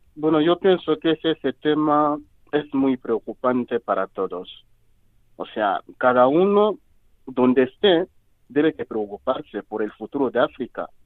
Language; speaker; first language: Spanish; non-native, fluent; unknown